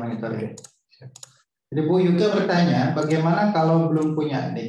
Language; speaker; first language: Indonesian; native; Indonesian